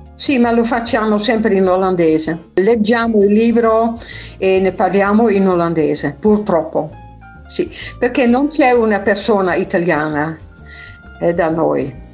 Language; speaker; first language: Italian; non-native, fluent; Dutch